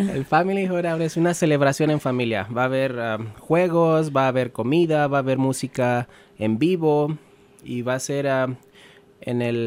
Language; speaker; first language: Spanish; native; Spanish